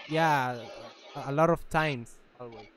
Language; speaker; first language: English; non-native, learner; Spanish